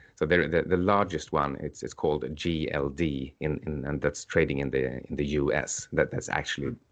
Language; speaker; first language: English; non-native, fluent; Swedish